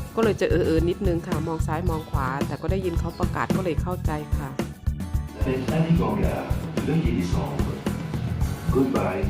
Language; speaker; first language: Thai; non-native, local second language; Lao